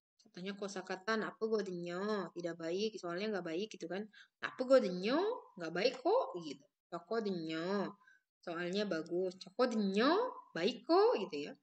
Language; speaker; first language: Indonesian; native; Indonesian